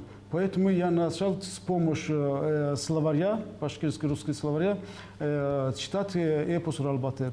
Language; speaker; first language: Russian; non-native, fluent; Azerbaijani